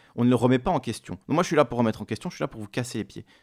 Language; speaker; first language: French; native; French